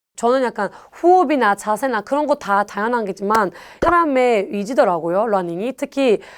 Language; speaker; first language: Korean; non-native, fluent; German